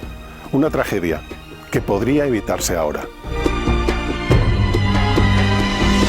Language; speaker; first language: Spanish; native; Spanish